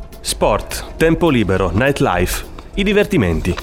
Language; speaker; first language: Italian; native; Italian